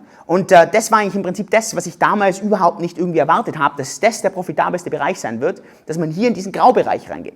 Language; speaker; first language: German; native; German